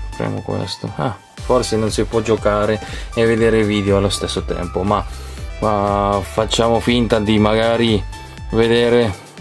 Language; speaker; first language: Italian; non-native, fluent; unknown